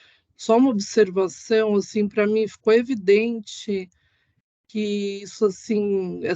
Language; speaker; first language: Portuguese; native; Portuguese